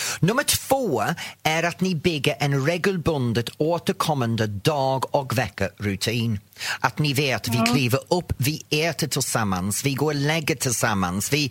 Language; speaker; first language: Swedish; non-native, fluent; English